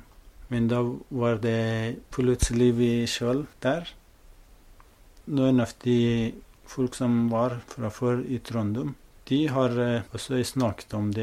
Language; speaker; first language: Norwegian; non-native, fluent; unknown